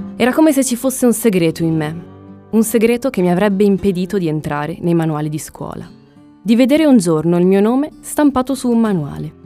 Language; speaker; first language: Italian; early bilingual, other home language; Spanish